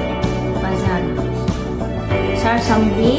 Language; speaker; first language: Turkish; non-native, learner; Filipino